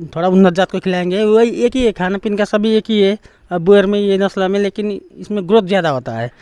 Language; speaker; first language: Hindi; non-native, local second language; Nepali